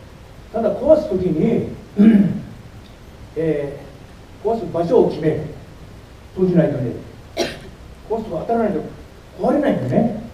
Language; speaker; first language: Japanese; native; Japanese